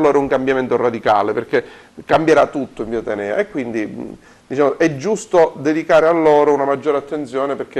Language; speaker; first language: Italian; native; Italian